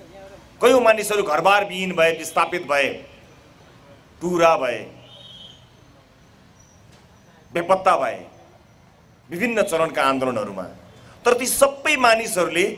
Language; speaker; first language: Nepali; native; Nepali